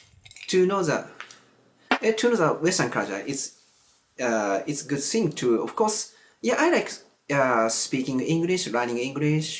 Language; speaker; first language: English; non-native, learner; Japanese